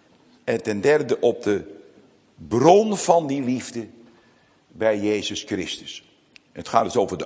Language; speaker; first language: Dutch; native; Dutch